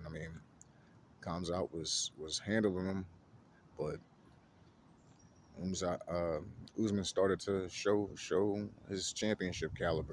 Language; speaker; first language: English; native; English